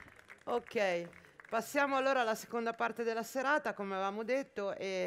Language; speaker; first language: Italian; native; Italian